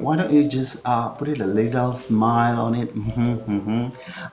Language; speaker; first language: English; non-native, fluent; Indonesian